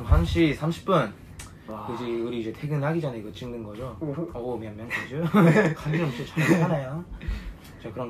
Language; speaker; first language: Korean; non-native, fluent; Japanese